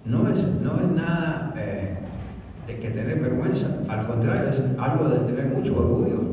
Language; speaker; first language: Spanish; early bilingual, other home language; English